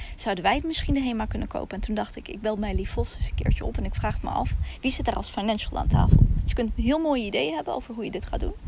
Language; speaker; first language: Dutch; early bilingual, other home language; Russian